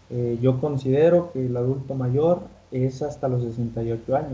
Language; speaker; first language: Spanish; native; Spanish